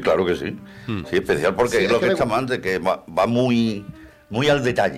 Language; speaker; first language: Spanish; native; Spanish